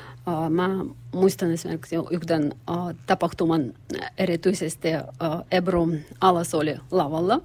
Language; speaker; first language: Finnish; non-native, learner; Russian